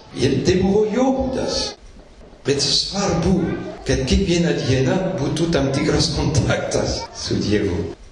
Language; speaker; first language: Lithuanian; non-native, fluent; French